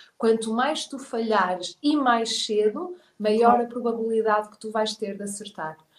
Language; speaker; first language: Portuguese; native; Portuguese